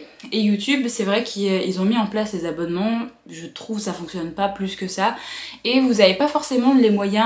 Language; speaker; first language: French; native; French